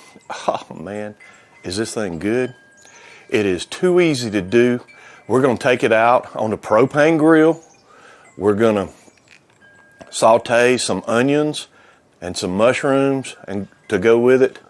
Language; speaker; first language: English; native; English